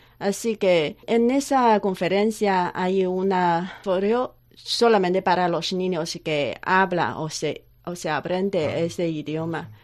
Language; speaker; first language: Spanish; non-native, learner; Chinese